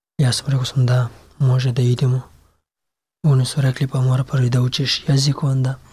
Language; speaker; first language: Serbian; non-native, learner; Pashto